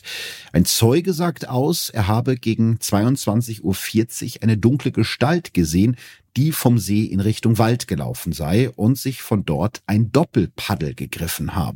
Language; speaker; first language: German; native; German